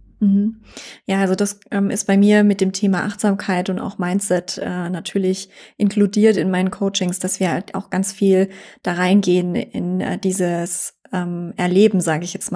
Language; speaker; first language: German; native; German